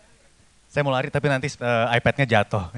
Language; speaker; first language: Indonesian; native; Indonesian